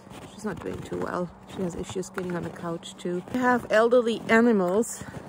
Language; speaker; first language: English; non-native, fluent; German